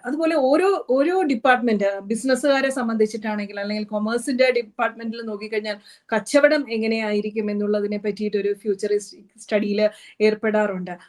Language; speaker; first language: Malayalam; native; Malayalam